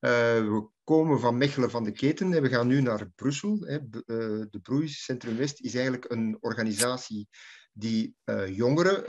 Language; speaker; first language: Dutch; native; Dutch